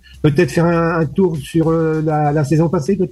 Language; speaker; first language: French; native; French